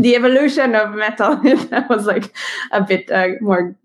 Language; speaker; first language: English; non-native, fluent; Hebrew